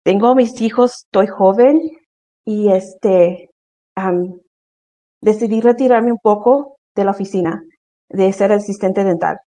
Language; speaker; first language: Spanish; early bilingual, heritage; Spanish